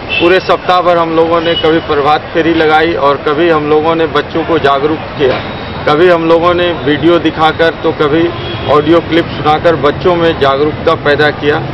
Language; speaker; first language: Hindi; native; Hindi